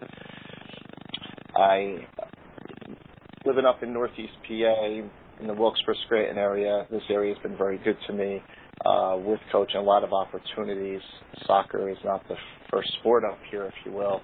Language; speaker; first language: English; native; English